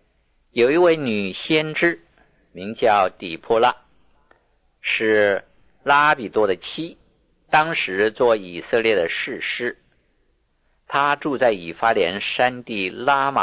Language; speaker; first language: Chinese; native; Chinese